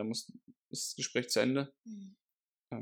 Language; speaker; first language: German; native; German